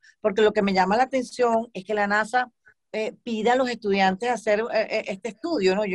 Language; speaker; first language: Spanish; native; Spanish